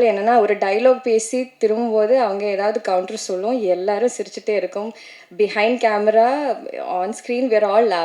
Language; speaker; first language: Tamil; non-native, learner; Malayalam